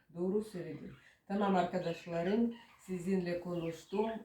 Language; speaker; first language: Turkish; non-native, learner; Russian